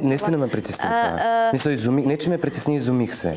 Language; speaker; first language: Bulgarian; native; Bulgarian